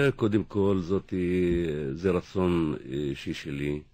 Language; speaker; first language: Hebrew; non-native, local second language; Arabic